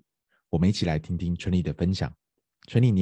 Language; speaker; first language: Chinese; native; Chinese